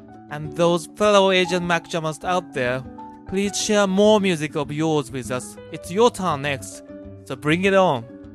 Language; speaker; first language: English; non-native, fluent; Japanese